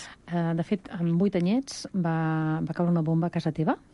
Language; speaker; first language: Catalan; native; Catalan